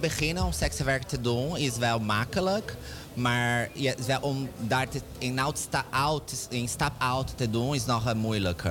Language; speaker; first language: Dutch; non-native, learner; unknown